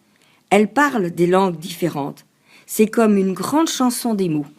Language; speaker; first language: French; non-native, learner; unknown